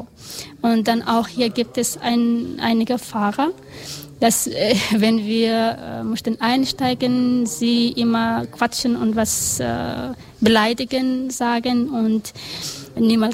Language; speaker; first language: German; non-native, learner; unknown